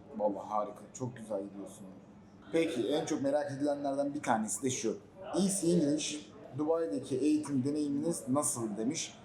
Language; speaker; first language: Turkish; native; Turkish